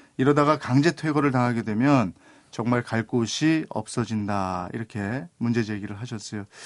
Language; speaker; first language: Korean; native; Korean